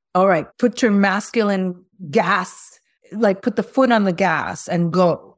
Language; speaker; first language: English; early bilingual, other home language; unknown